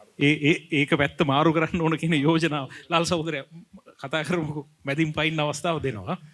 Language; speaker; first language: Sinhala; native; Sinhala